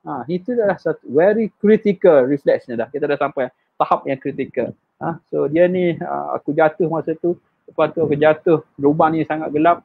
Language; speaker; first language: Malay; native; Malay